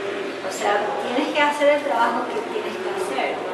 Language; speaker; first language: Spanish; early bilingual, heritage; English